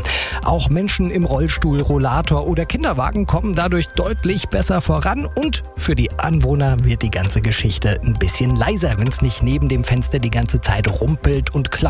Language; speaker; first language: German; native; German